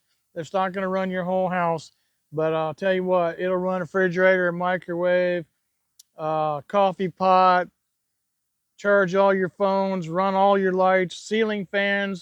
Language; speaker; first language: English; native; English